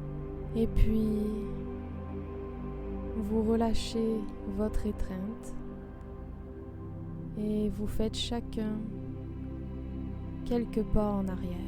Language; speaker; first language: French; native; French